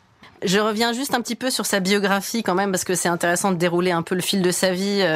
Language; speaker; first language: French; native; French